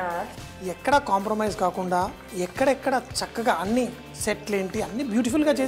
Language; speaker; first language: Telugu; native; Telugu